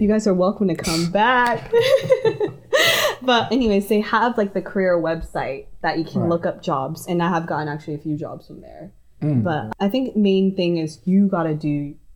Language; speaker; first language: English; non-native, local second language; Cantonese